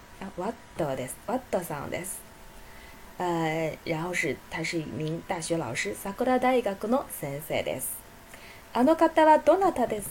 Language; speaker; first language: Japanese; non-native, fluent; Chinese